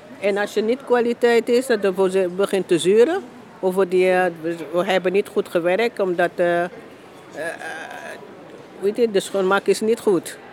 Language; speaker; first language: Dutch; non-native, learner; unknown